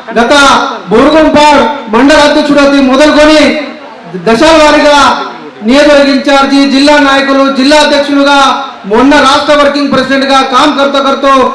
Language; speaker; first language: Telugu; non-native, local second language; Lambadi